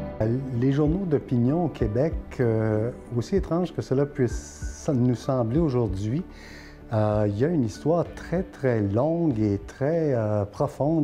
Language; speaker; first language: French; native; French